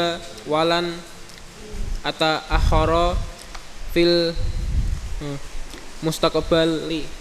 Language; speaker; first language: Arabic; non-native, learner; Indonesian